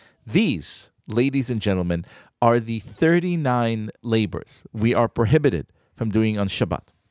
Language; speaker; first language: English; native; English